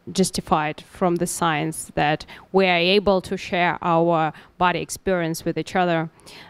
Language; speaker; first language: English; non-native, learner; Russian